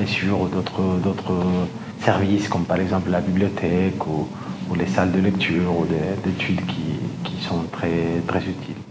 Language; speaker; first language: French; non-native, fluent; Spanish